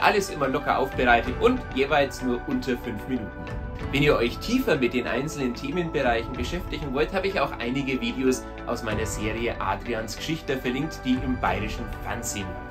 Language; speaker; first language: German; native; German